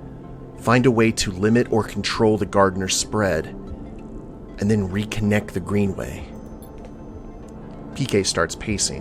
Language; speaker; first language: English; native; English